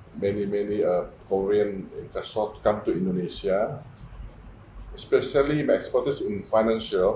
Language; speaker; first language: English; non-native, fluent; Indonesian